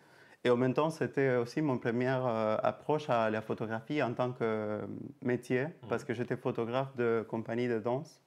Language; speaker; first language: French; native; French